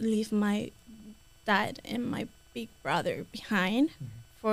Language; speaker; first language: English; non-native, fluent; Spanish